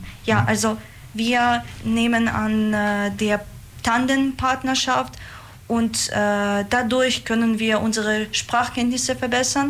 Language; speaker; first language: German; non-native, fluent; Russian